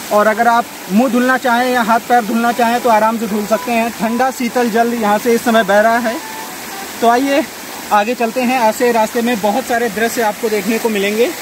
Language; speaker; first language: Hindi; native; Hindi